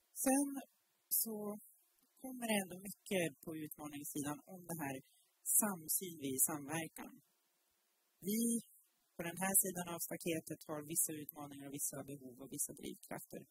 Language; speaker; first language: Swedish; native; Swedish